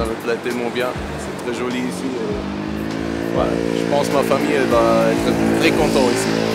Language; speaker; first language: French; non-native, learner; German